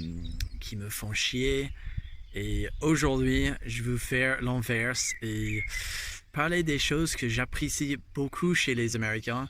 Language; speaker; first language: French; non-native, fluent; English